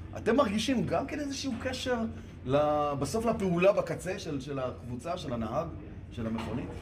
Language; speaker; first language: Hebrew; native; Hebrew